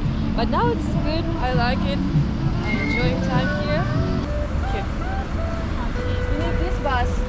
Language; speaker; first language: English; non-native, fluent; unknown